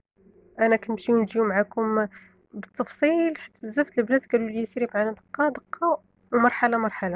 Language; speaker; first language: Arabic; native; Arabic